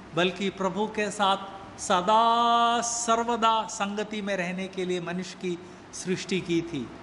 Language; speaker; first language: Hindi; native; Hindi